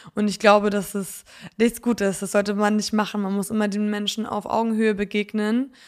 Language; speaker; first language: German; early bilingual, other home language; Polish